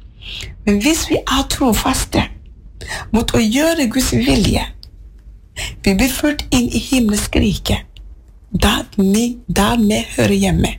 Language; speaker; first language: Norwegian; non-native, fluent; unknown